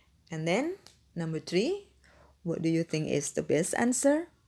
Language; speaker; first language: English; non-native, fluent; Indonesian